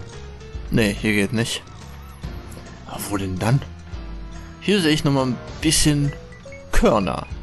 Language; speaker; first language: German; native; German